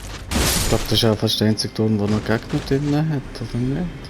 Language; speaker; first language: German; native; German